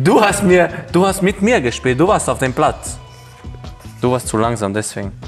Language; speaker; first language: German; non-native, fluent; Hungarian